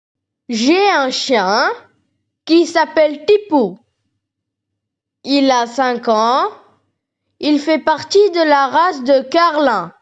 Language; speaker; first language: French; non-native, learner; Tamil